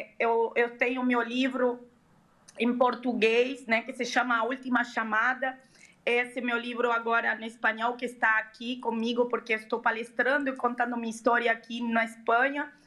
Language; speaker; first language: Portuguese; non-native, fluent; Arabic